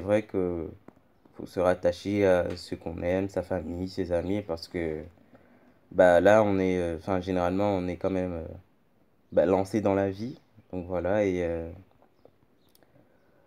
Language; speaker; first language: French; native; French